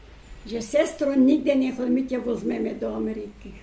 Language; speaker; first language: Slovak; non-native, learner; Ukrainian